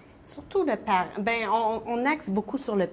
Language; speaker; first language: French; native; French